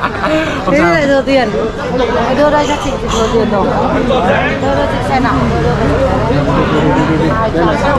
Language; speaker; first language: Vietnamese; native; Vietnamese